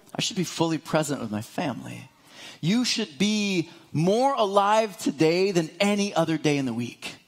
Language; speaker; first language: English; native; English